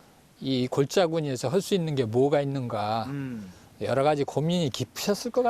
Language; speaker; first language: Korean; native; Korean